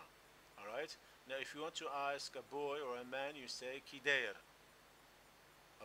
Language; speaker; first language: English; non-native, local second language; Arabic